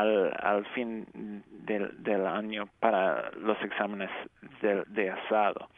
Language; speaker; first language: Spanish; early bilingual, heritage; English